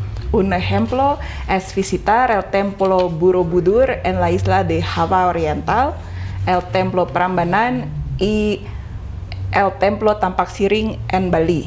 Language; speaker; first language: Spanish; non-native, fluent; Indonesian